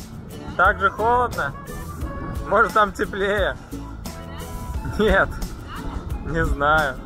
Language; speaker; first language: Russian; native; Russian